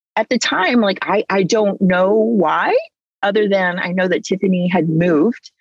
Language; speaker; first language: English; early bilingual, other home language; Spanish